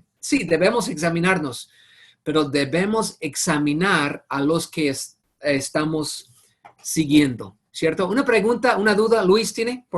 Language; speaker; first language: Spanish; non-native, fluent; English